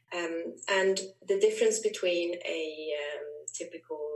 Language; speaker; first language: English; non-native, fluent; Swedish